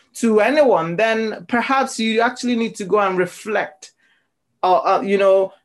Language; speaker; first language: English; non-native, local second language; Igbo